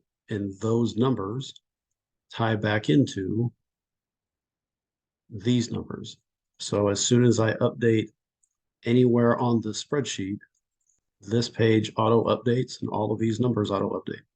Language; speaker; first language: English; native; English